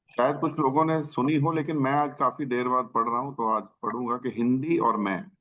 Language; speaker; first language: Hindi; native; Hindi